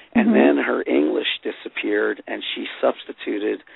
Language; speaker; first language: English; native; English